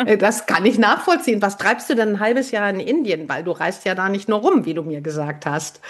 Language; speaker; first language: German; native; German